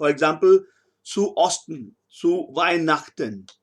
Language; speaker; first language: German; non-native, fluent; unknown